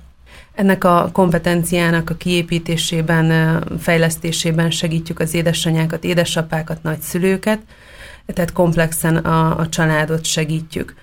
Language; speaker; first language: Hungarian; native; Hungarian